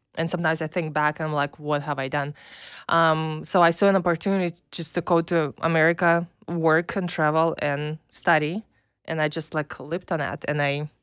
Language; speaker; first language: English; non-native, fluent; Russian